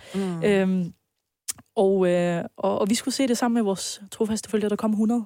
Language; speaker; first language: Danish; early bilingual, other home language; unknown